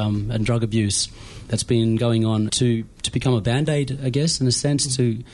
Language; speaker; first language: English; native; English